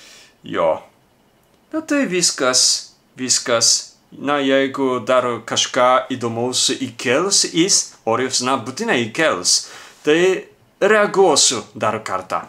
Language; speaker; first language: Lithuanian; non-native, learner; Japanese